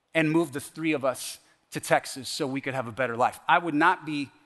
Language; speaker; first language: English; native; English